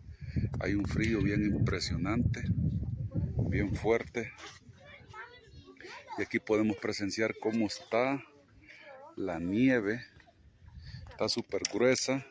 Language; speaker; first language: Spanish; native; Spanish